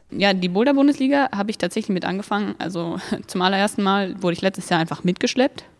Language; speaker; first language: German; native; German